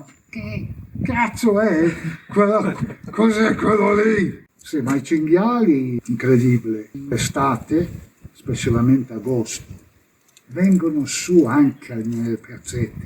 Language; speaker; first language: Italian; early bilingual, heritage; English